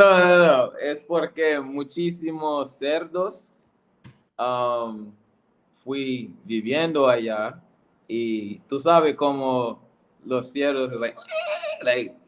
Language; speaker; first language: Spanish; non-native, learner; English